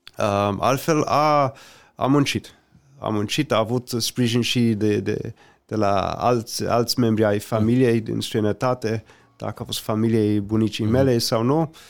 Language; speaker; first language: Romanian; non-native, fluent; English